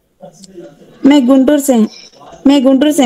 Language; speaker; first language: Hindi; non-native, learner; Telugu